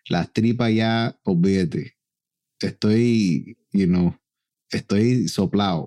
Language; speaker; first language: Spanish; early bilingual, heritage; Spanish